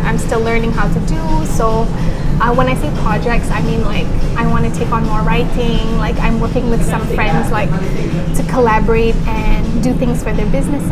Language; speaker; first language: English; non-native, local second language; Malay